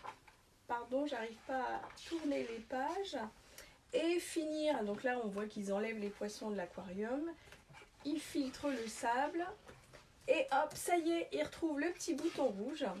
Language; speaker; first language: French; native; French